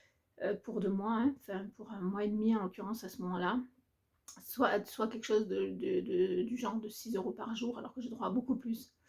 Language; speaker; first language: French; native; French